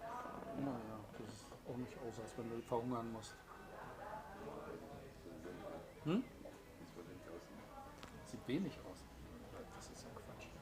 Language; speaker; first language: German; native; German